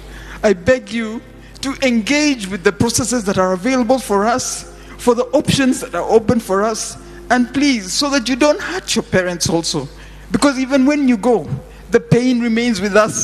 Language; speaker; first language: English; non-native, local second language; Swahili